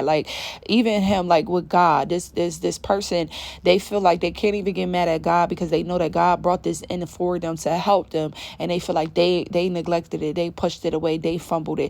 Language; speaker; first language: English; native; English